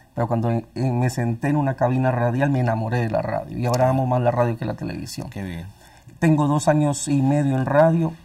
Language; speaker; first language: Spanish; native; Spanish